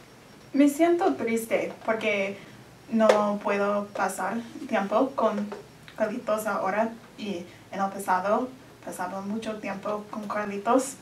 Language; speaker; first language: Spanish; non-native, learner; English